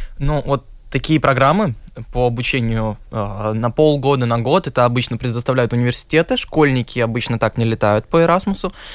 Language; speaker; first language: Russian; native; Russian